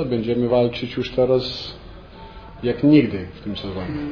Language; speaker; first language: Polish; non-native, fluent; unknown